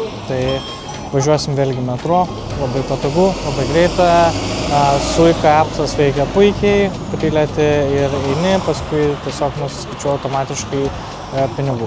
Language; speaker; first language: Lithuanian; native; Lithuanian